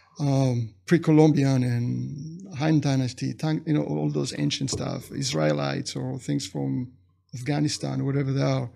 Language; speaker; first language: English; non-native, fluent; Hebrew